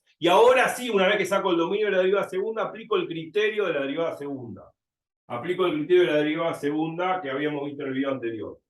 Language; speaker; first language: Spanish; native; Spanish